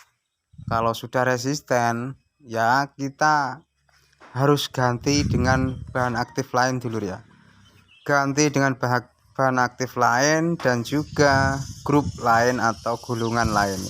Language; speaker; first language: Indonesian; non-native, local second language; Javanese